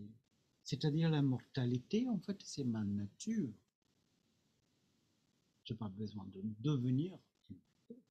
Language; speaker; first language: French; non-native, fluent; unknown